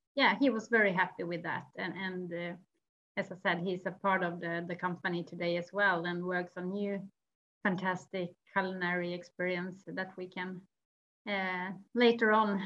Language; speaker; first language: English; non-native, fluent; Swedish